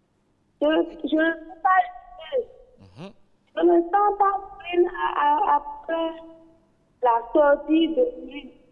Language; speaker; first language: French; non-native, learner; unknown